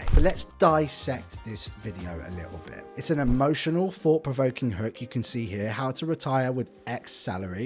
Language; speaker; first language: English; native; English